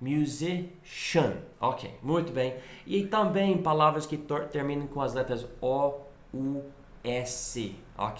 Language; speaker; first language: Portuguese; non-native, fluent; English